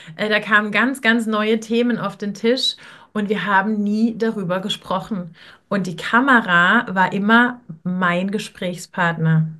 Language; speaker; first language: German; native; German